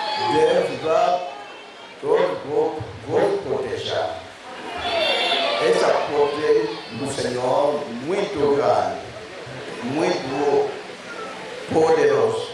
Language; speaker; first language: Portuguese; non-native, learner; Lingala